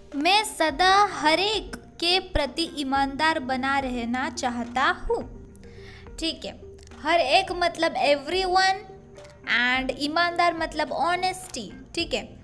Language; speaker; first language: Hindi; native; Hindi